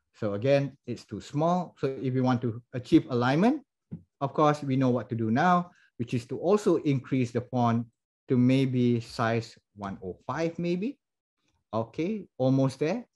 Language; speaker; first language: English; non-native, local second language; Malay